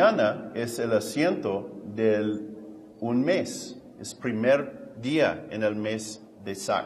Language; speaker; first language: Spanish; non-native, fluent; English